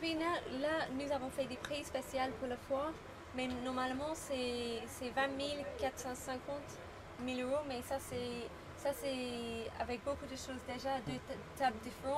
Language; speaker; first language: French; non-native, learner; English